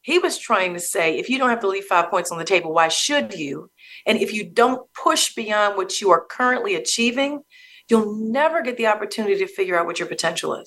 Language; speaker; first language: English; native; English